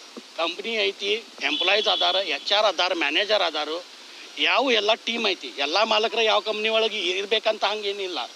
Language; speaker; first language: Kannada; native; Kannada